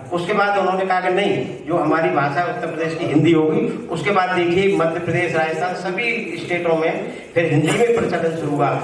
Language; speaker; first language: Hindi; native; Hindi